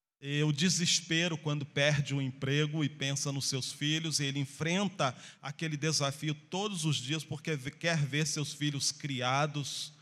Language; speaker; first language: Portuguese; native; Portuguese